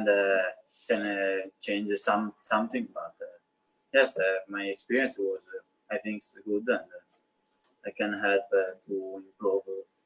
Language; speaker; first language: English; non-native, learner; Italian